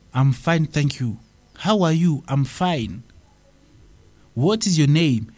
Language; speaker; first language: English; non-native, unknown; Swahili